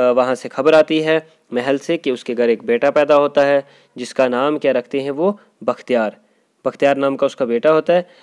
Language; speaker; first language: Urdu; non-native, local second language; Kashmiri